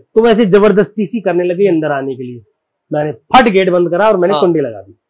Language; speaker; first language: Hindi; native; Hindi